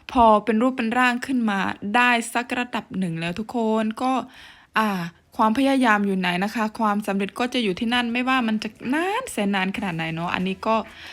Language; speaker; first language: Thai; non-native, local second language; Khmer